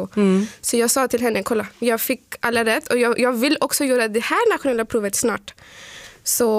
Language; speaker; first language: Swedish; non-native, fluent; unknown